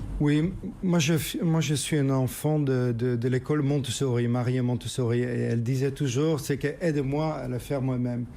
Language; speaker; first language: French; non-native, fluent; Dutch